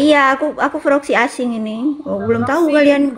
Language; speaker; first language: Indonesian; native; Indonesian